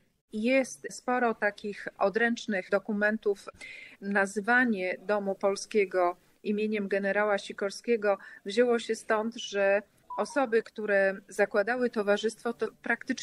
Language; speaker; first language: Polish; native; Polish